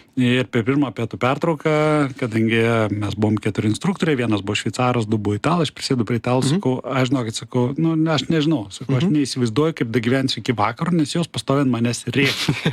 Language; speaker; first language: Lithuanian; native; Lithuanian